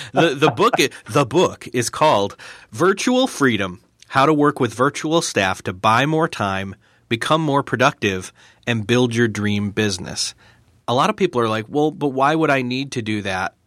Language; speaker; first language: English; native; English